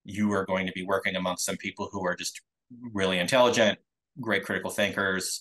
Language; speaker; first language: English; native; English